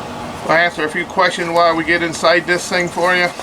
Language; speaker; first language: English; native; English